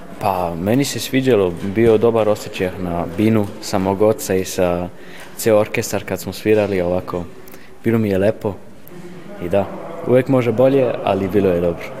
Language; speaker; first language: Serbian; early bilingual, heritage; Serbian